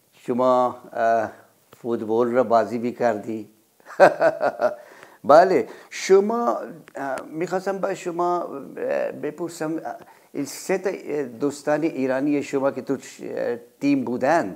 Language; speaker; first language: Persian; non-native, fluent; Urdu